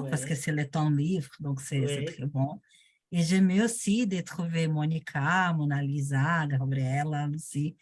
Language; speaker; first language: French; non-native, learner; Portuguese